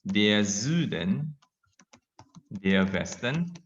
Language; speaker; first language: German; non-native, fluent; Indonesian